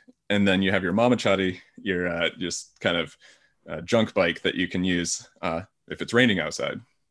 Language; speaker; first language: English; native; English